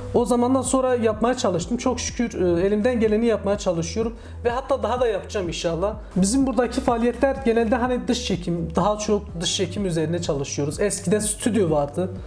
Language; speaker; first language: Turkish; native; Turkish